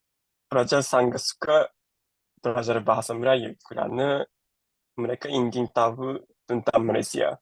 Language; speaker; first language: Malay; non-native, learner; Japanese